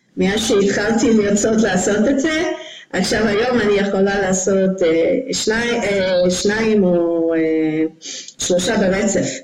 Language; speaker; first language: Hebrew; non-native, fluent; English